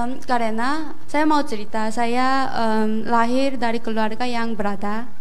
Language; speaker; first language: Indonesian; non-native, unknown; Korean